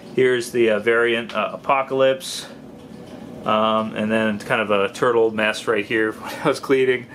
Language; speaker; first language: English; native; English